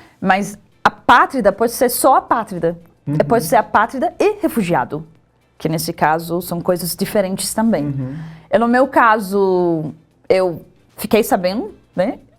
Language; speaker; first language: Portuguese; non-native, fluent; Arabic